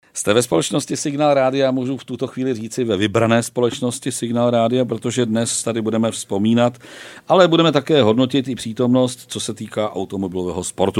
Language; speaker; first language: Czech; native; Czech